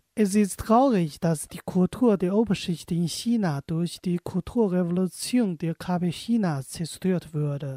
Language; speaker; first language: German; non-native, fluent; Chinese